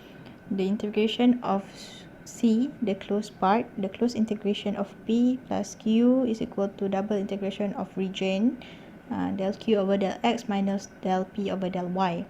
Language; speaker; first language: English; non-native, local second language; Malay